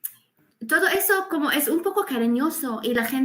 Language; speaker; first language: Spanish; non-native, fluent; Arabic